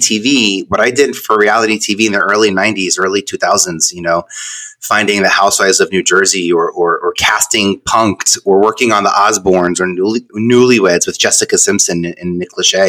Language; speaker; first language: English; native; English